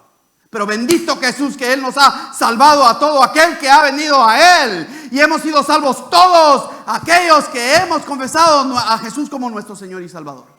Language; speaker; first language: Spanish; native; Spanish